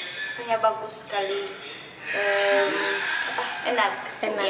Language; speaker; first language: Indonesian; non-native, learner; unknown